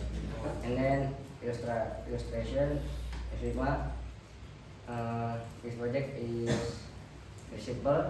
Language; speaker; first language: English; non-native, learner; Indonesian